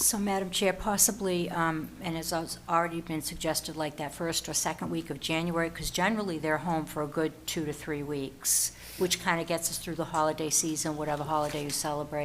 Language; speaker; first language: English; native; English